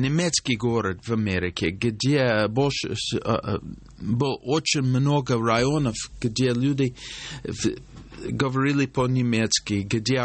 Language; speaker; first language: Russian; non-native, fluent; English